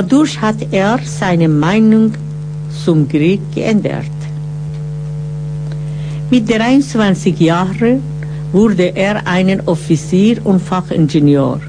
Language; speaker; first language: German; non-native, fluent; Persian